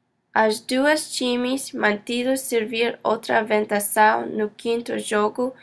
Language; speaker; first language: Portuguese; non-native, learner; English